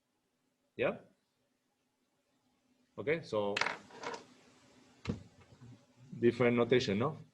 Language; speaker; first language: English; non-native, fluent; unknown